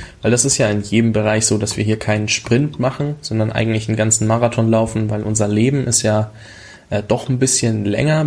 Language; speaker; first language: German; native; German